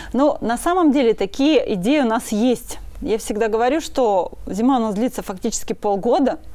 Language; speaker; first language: Russian; native; Russian